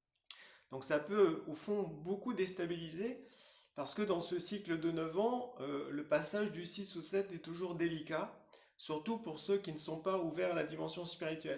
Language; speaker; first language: French; native; French